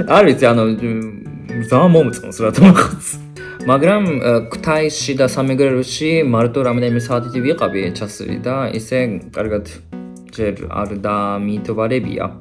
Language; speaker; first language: Georgian; non-native, fluent; Japanese